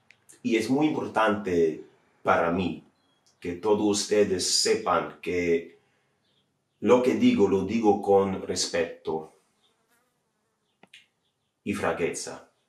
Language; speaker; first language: Spanish; non-native, fluent; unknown